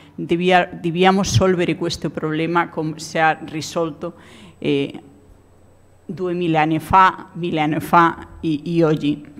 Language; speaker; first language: Italian; non-native, learner; Spanish